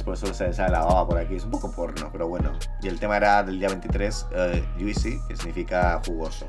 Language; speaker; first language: Spanish; native; Spanish